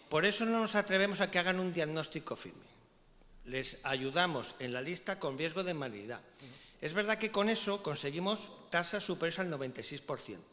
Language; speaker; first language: Spanish; native; Spanish